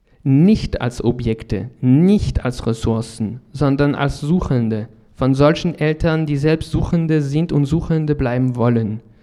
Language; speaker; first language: German; non-native, fluent; French